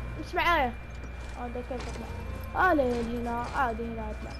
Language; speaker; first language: Arabic; native; Arabic